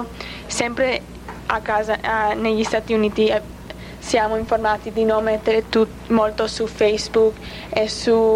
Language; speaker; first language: Italian; non-native, learner; English